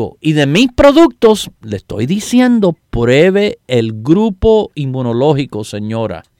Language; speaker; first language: Spanish; native; Spanish